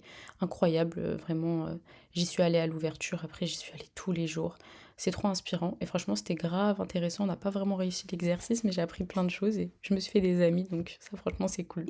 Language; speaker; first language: French; native; French